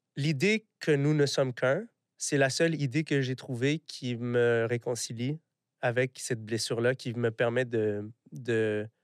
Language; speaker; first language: French; early bilingual, other home language; Arabic